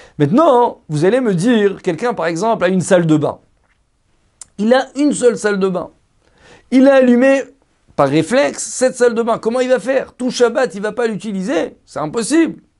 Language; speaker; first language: French; native; French